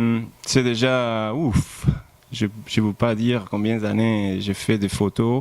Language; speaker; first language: French; non-native, fluent; Spanish